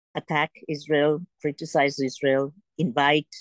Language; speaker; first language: English; early bilingual, heritage; Polish